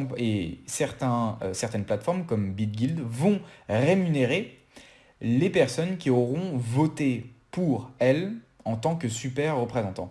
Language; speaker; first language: French; native; French